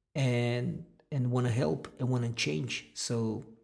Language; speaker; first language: English; non-native, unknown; Russian